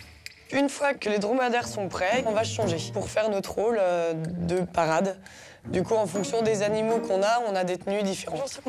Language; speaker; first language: French; native; French